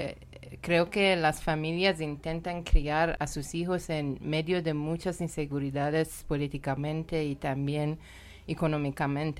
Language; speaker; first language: Spanish; non-native, learner; Persian